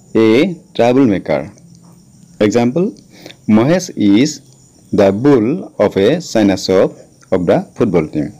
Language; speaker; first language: English; non-native, local second language; Assamese